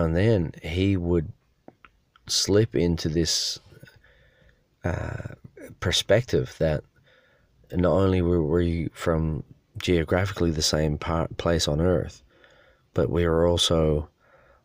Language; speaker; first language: English; native; English